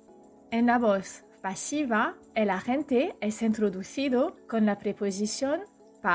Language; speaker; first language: Spanish; non-native, fluent; French